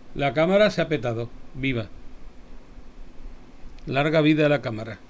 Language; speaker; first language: Spanish; native; Spanish